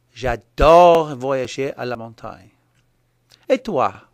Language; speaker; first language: French; non-native, fluent; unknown